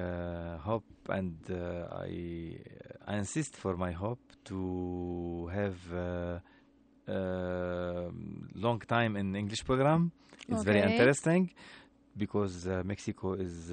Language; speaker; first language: English; non-native, learner; Arabic